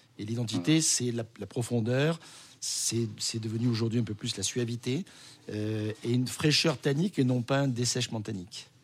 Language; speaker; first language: French; native; French